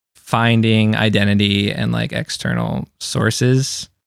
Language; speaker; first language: English; native; English